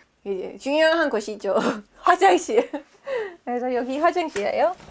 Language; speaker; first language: Korean; non-native, fluent; English